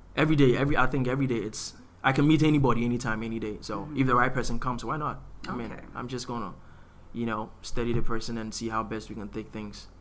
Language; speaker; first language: English; non-native, local second language; Akan